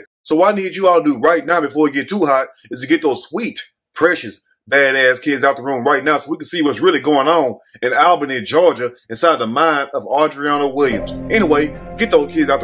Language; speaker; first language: English; native; English